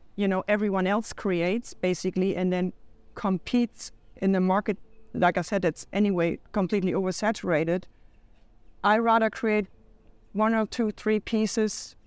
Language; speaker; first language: English; non-native, fluent; German